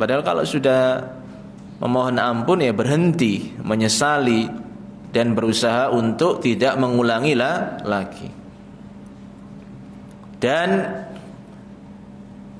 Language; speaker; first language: Indonesian; native; Indonesian